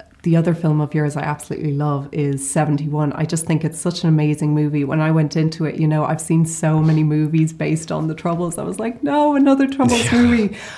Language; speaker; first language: English; native; English